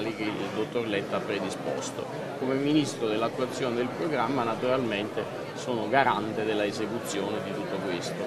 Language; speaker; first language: Italian; native; Italian